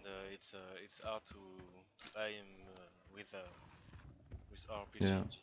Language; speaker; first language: English; non-native, learner; French